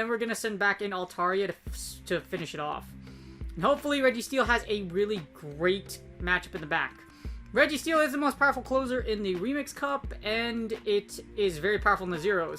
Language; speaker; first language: English; native; English